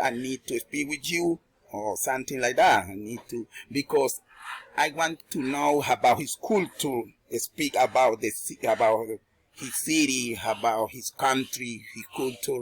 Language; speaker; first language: English; non-native, learner; Spanish